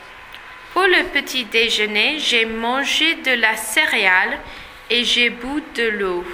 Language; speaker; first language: French; non-native, learner; English